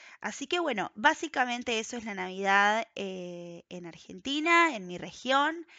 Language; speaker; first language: Spanish; native; Spanish